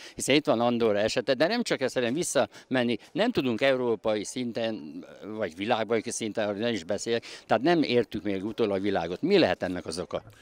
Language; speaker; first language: Hungarian; native; Hungarian